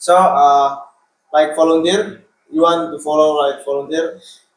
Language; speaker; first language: English; non-native, learner; Indonesian